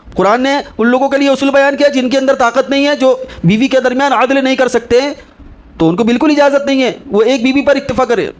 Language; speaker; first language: Urdu; native; Urdu